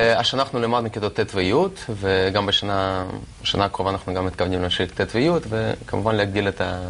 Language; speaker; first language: Hebrew; non-native, fluent; Russian